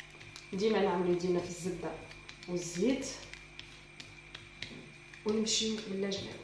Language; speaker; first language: Arabic; native; Arabic